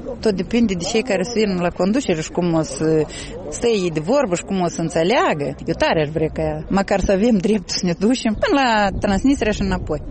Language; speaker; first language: Romanian; native; Romanian